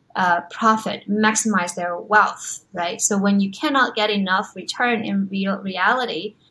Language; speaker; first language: English; non-native, fluent; Chinese